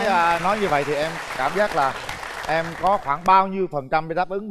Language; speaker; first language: Vietnamese; native; Vietnamese